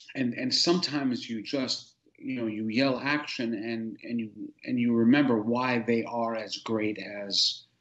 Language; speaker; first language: English; native; English